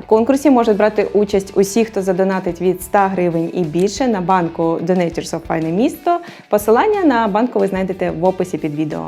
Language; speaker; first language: Ukrainian; native; Ukrainian